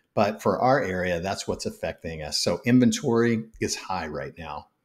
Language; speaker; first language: English; native; English